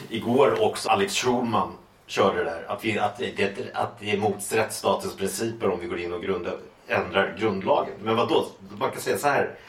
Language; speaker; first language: Swedish; native; Swedish